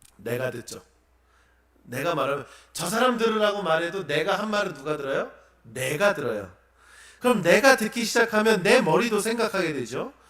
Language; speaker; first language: Korean; native; Korean